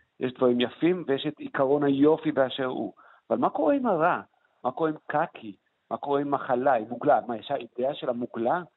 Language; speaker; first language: Hebrew; native; Hebrew